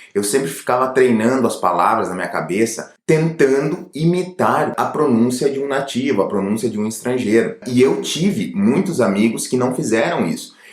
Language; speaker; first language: Portuguese; native; Portuguese